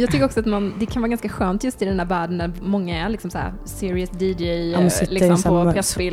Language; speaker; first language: Swedish; native; Swedish